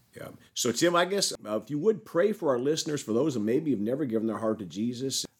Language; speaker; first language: English; native; English